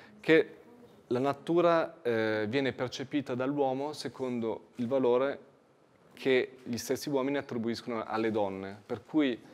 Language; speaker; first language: Italian; native; Italian